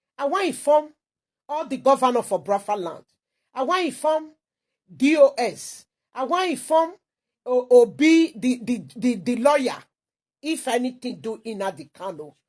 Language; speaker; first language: Nigerian Pidgin; non-native, local second language; Igbo